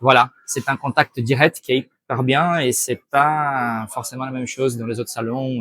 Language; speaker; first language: French; non-native, fluent; Portuguese